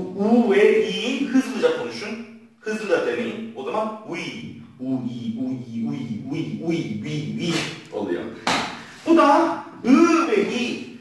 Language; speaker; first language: Turkish; non-native, fluent; Korean